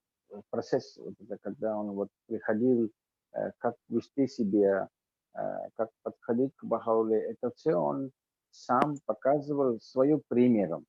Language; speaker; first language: Russian; non-native, fluent; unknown